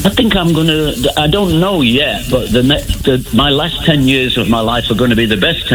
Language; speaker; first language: English; native; English